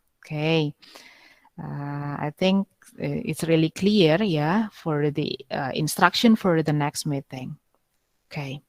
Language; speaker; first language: English; non-native, fluent; Indonesian